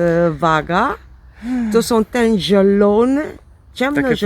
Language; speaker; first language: Polish; non-native, learner; Dutch